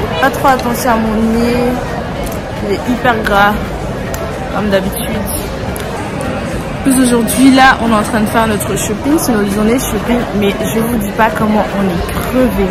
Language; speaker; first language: French; native; French